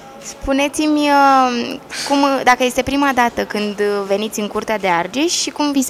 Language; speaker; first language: Romanian; native; Romanian